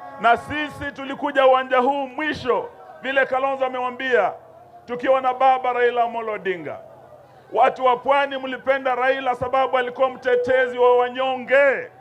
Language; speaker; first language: Swahili; non-native, local second language; Luyia